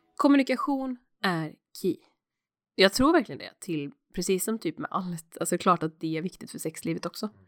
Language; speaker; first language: Swedish; native; Swedish